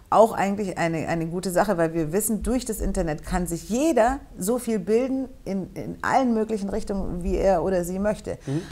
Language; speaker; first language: German; native; German